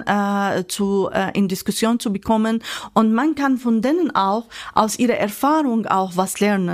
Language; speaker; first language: German; non-native, fluent; Arabic